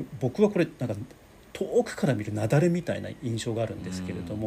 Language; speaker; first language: Japanese; native; Japanese